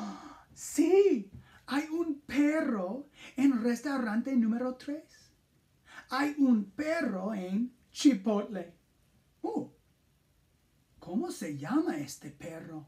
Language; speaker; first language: Spanish; non-native, fluent; English